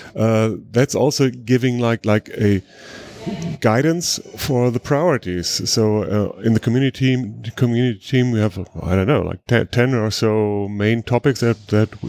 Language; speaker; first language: English; non-native, fluent; German